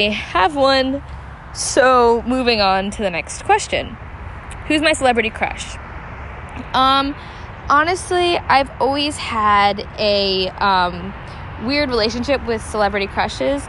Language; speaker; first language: English; native; English